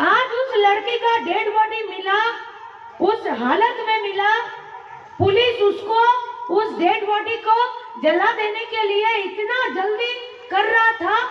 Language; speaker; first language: Hindi; non-native, local second language; Bangla